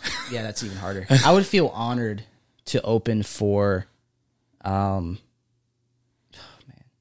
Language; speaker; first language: English; native; English